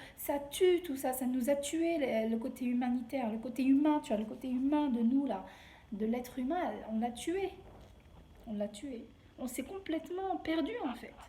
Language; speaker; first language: French; early bilingual, other home language; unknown